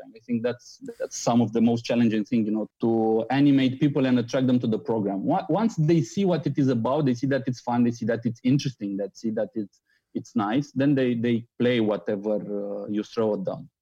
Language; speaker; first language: English; non-native, fluent; Romanian